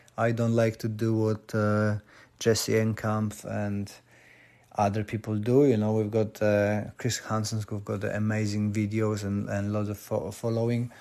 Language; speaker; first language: English; non-native, fluent; Polish